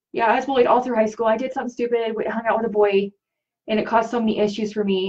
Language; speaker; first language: English; native; English